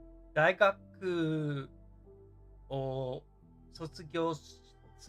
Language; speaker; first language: Japanese; non-native, learner; English